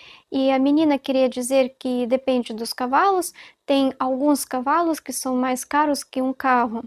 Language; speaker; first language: Portuguese; non-native, fluent; Russian